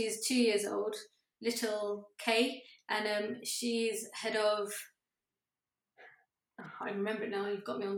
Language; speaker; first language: English; native; English